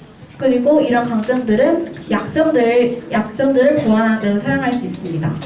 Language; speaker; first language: Korean; native; Korean